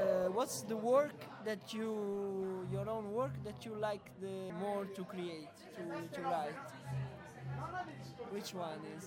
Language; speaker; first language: English; non-native, learner; Italian